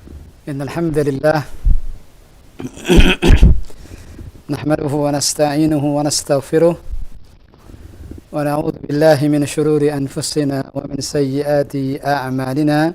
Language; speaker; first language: Arabic; non-native, fluent; Indonesian